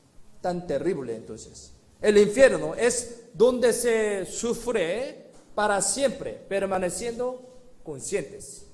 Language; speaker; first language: Spanish; non-native, fluent; Korean